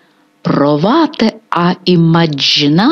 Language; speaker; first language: Italian; non-native, fluent; Ukrainian